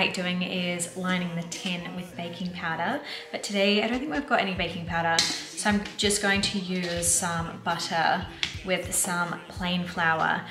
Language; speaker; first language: English; native; English